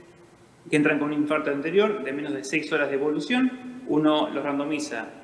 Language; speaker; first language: Spanish; native; Spanish